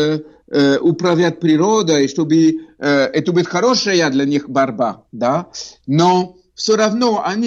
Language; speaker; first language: Russian; non-native, fluent; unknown